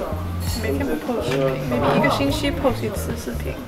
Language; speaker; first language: Chinese; early bilingual, heritage; Chinese